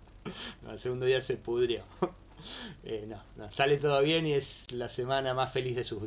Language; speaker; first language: Spanish; native; Spanish